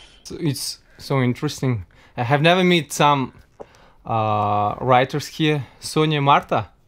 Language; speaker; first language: English; non-native, learner; Tatar